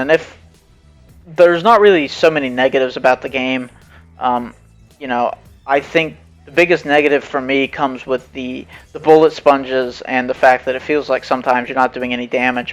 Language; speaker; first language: English; native; English